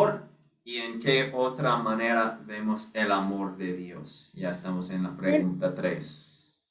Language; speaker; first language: Spanish; non-native, fluent; English